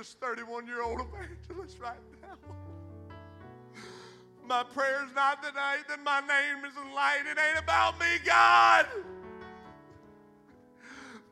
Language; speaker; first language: English; native; English